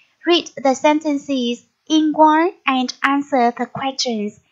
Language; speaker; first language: English; non-native, fluent; Vietnamese